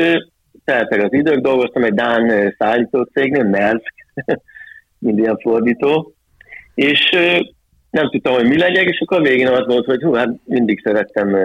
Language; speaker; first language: Hungarian; early bilingual, heritage; Hungarian